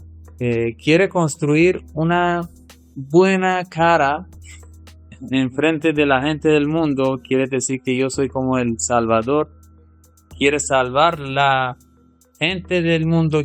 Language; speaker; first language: Spanish; non-native, fluent; Persian